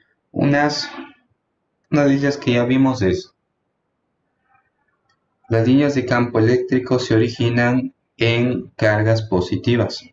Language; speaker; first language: Spanish; native; Spanish